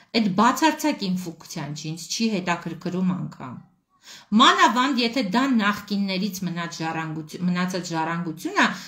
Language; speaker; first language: Armenian; native; Armenian